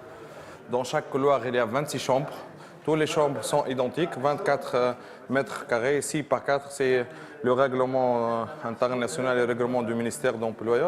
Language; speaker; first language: French; non-native, local second language; Arabic